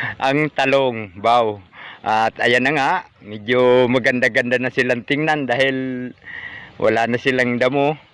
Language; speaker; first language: Filipino; non-native, local second language; Cebuano